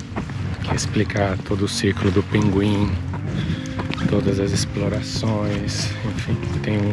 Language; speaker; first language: Portuguese; non-native, fluent; Italian